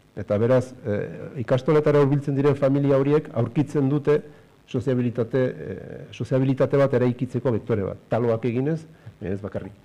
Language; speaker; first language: Basque; native; Basque